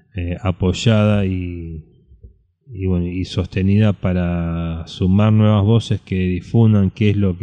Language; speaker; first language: Spanish; native; Spanish